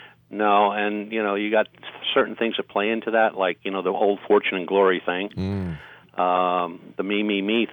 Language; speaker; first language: English; native; English